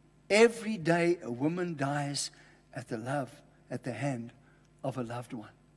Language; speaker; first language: English; native; English